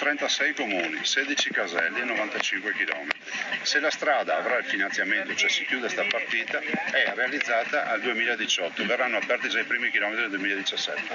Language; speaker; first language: Italian; native; Italian